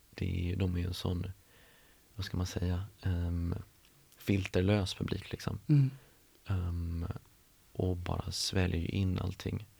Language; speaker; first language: Swedish; native; Swedish